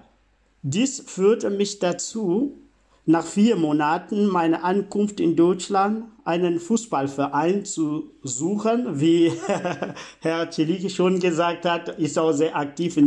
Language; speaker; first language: German; non-native, fluent; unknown